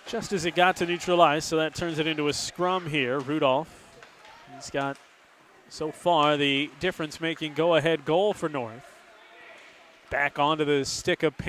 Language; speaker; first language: English; native; English